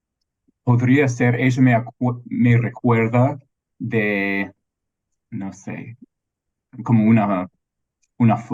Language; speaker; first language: Spanish; non-native, fluent; English